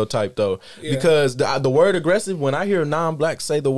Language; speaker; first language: English; native; English